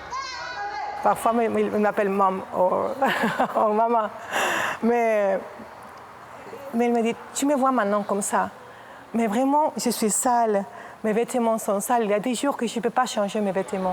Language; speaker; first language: French; non-native, fluent; Spanish